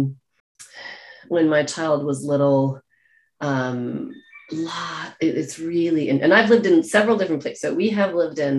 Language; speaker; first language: English; native; English